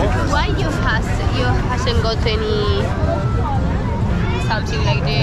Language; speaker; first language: English; non-native, learner; Spanish